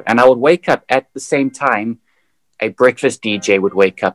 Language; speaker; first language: English; native; English